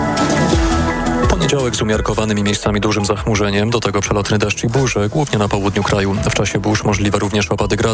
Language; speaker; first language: Polish; native; Polish